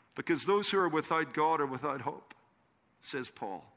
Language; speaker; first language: English; native; English